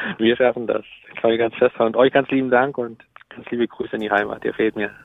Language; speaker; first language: German; native; German